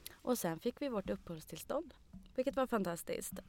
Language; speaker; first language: Swedish; early bilingual, other home language; Arabic